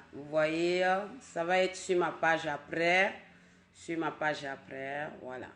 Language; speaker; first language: French; non-native, local second language; Dyula